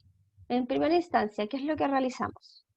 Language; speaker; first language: Spanish; native; Spanish